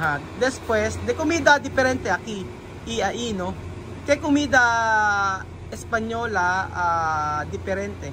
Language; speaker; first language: Spanish; non-native, learner; Filipino